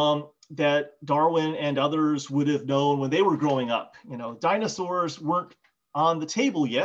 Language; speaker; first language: English; native; English